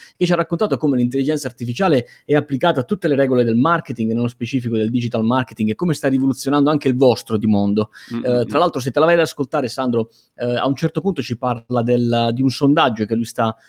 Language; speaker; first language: Italian; native; Italian